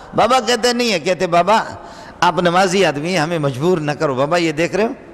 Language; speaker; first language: Urdu; non-native, local second language; Brahui